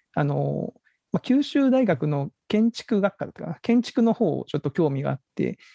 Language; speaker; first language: Japanese; native; Japanese